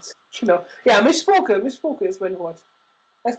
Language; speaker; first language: German; native; German